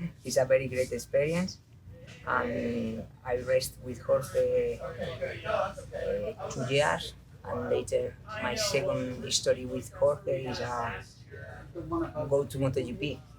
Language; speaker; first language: English; non-native, learner; Spanish